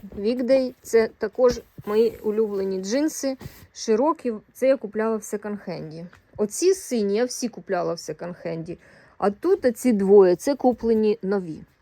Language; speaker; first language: Ukrainian; native; Ukrainian